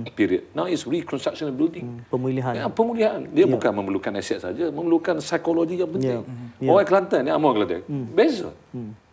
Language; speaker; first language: Malay; native; Malay